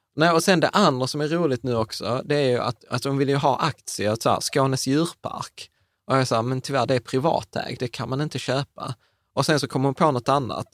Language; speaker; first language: Swedish; early bilingual, other home language; Czech